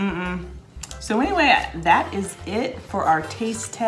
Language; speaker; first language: English; native; English